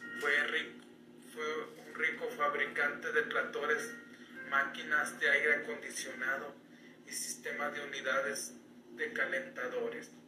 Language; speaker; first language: Spanish; native; Spanish